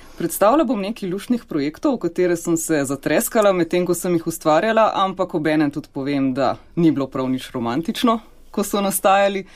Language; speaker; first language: Slovenian; native; Slovenian